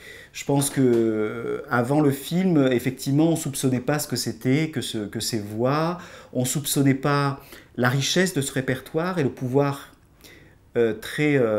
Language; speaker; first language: French; native; French